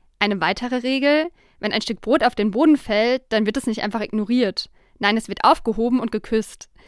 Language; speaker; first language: German; native; German